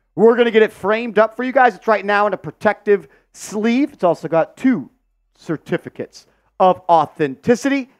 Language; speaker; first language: English; native; English